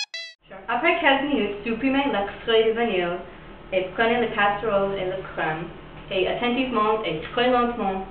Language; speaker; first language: French; non-native, learner; English